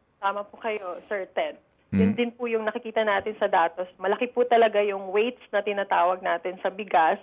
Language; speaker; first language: Filipino; native; Filipino